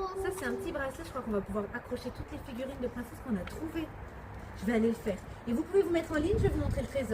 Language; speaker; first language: French; native; French